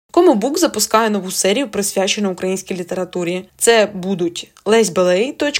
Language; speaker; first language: Ukrainian; native; Ukrainian